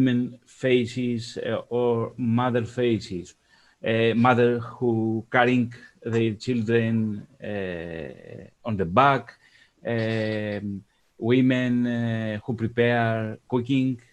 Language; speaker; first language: English; non-native, fluent; Greek